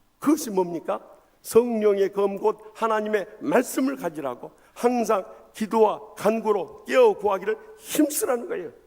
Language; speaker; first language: Korean; native; Korean